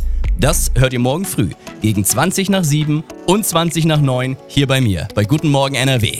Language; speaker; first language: German; native; German